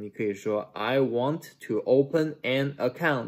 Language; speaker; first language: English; non-native, fluent; Chinese